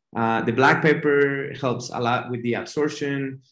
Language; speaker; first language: English; non-native, fluent; Spanish